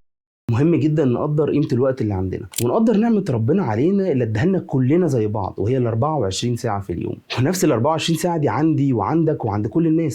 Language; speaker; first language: Arabic; native; Arabic